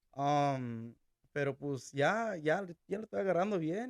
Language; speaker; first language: Spanish; early bilingual, heritage; Spanish